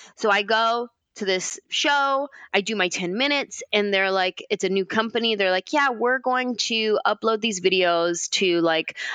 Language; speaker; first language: English; native; English